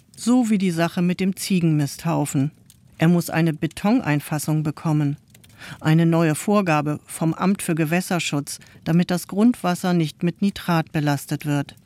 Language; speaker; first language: German; native; German